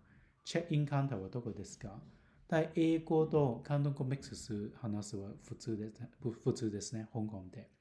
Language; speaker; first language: Japanese; non-native, fluent; Cantonese